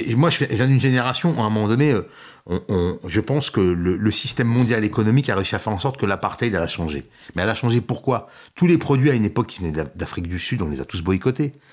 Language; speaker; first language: French; early bilingual, other home language; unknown